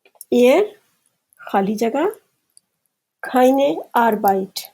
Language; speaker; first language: German; non-native, fluent; Urdu